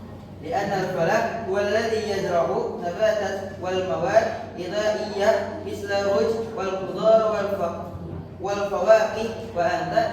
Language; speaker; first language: Arabic; non-native, learner; Indonesian